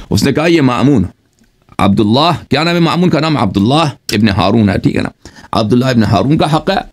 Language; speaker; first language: Urdu; non-native, fluent; Persian